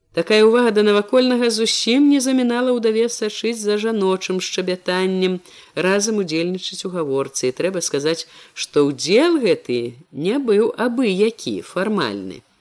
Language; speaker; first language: Belarusian; native; Belarusian